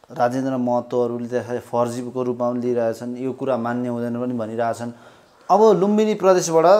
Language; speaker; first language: Nepali; native; Nepali